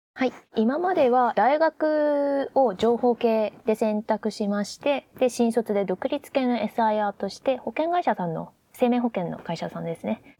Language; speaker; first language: Japanese; native; Japanese